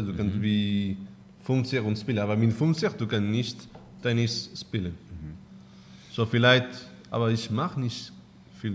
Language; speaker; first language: German; non-native, learner; Spanish